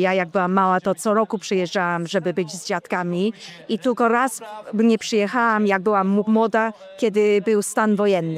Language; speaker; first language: Polish; early bilingual, heritage; Polish